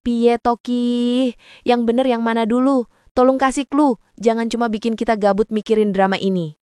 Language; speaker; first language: Indonesian; native; Indonesian